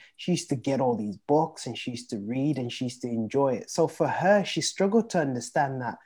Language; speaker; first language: English; early bilingual, other home language; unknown